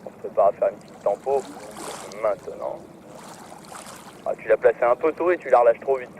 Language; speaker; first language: French; native; French